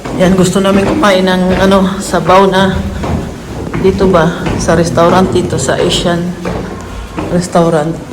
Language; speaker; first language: Filipino; non-native, local second language; Cebuano